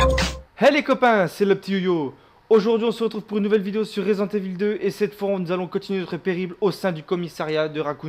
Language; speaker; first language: French; native; French